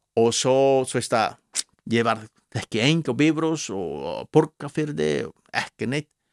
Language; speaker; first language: Icelandic; non-native, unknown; Spanish